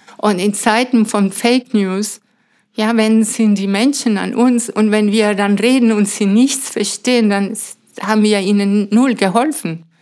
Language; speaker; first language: German; non-native, fluent; Spanish